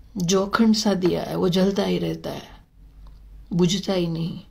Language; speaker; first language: Hindi; non-native, local second language; Gujarati